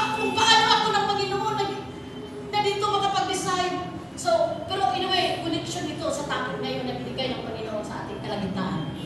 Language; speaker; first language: Filipino; non-native, local second language; Cebuano